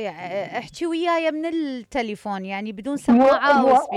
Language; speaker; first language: Arabic; native; Arabic